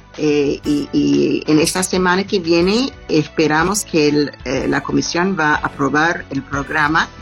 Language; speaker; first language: Spanish; non-native, learner; English